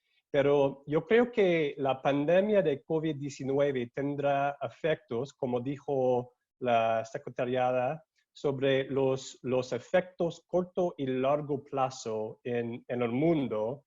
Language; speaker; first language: Spanish; non-native, learner; English